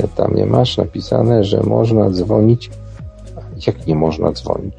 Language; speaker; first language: Polish; native; Polish